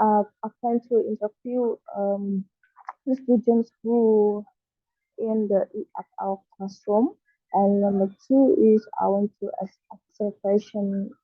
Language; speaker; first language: English; non-native, learner; Indonesian